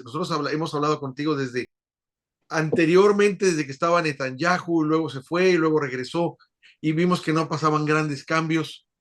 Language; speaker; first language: Spanish; native; Spanish